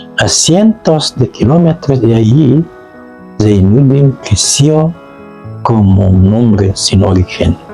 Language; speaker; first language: Spanish; non-native, fluent; Indonesian